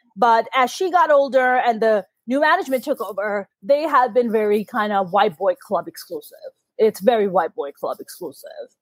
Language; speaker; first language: English; early bilingual, other home language; Urdu